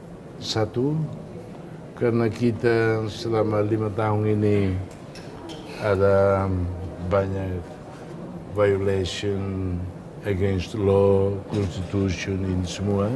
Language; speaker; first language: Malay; non-native, fluent; Tetum